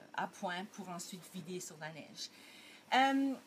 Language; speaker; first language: French; early bilingual, heritage; French